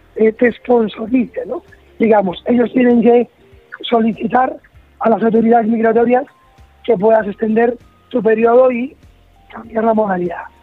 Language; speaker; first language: Spanish; native; Spanish